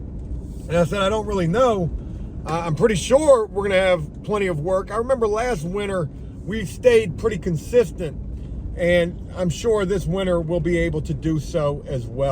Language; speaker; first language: English; native; English